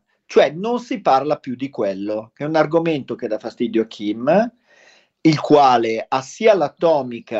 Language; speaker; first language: Italian; native; Italian